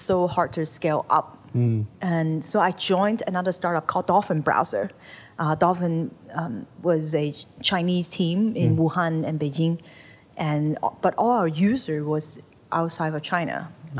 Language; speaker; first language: English; non-native, local second language; Cantonese